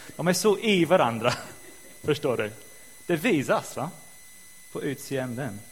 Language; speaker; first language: Swedish; non-native, fluent; English